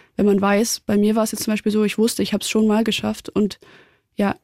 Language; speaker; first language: German; native; German